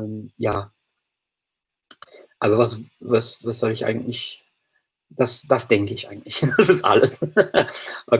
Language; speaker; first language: German; non-native, fluent; English